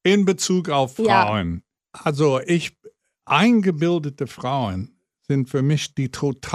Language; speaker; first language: German; non-native, fluent; English